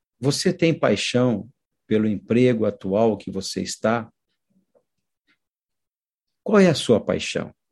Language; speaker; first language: Portuguese; native; Portuguese